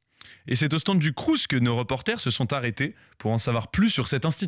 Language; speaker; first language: French; native; French